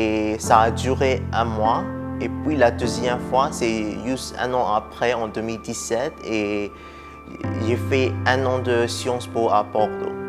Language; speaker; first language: French; non-native, fluent; Burmese